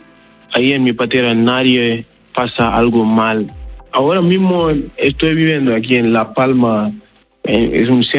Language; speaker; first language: Spanish; non-native, learner; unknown